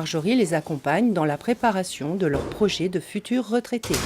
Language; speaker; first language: French; native; French